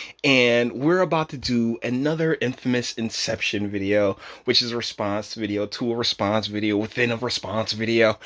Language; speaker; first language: English; native; English